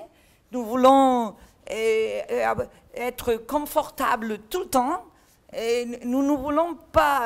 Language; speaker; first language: French; non-native, learner; Catalan